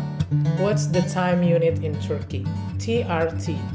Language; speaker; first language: English; non-native, learner; Indonesian